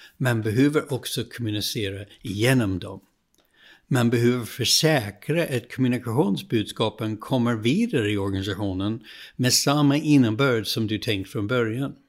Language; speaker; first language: Swedish; non-native, fluent; English